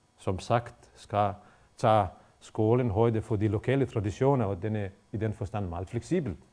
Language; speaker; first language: Danish; non-native, fluent; Bosnian